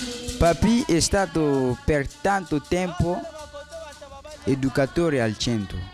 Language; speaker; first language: Italian; non-native, learner; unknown